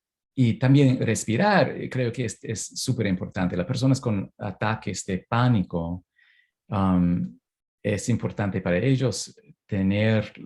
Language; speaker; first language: Spanish; non-native, fluent; English